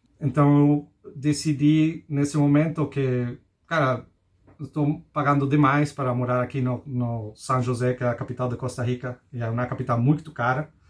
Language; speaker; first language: Portuguese; non-native, fluent; Spanish